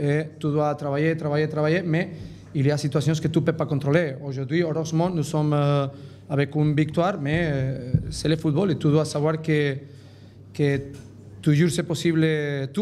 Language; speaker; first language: French; non-native, learner; Spanish